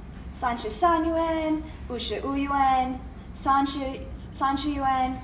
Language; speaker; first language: Chinese; non-native, learner; English